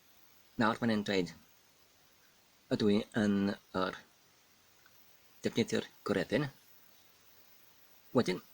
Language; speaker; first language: Welsh; non-native, learner; Polish